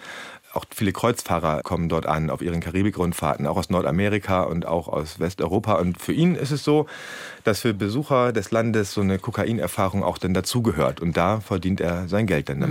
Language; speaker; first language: German; native; German